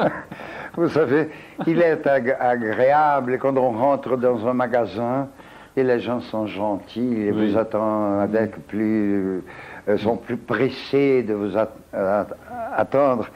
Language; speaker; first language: French; non-native, fluent; Portuguese